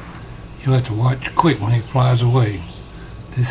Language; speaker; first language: English; native; English